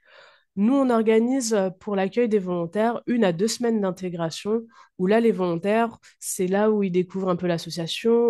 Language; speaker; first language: French; native; French